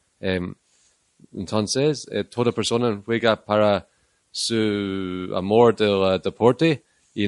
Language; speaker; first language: Spanish; non-native, learner; English